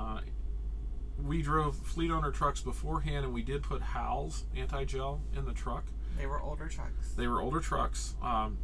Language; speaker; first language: English; native; English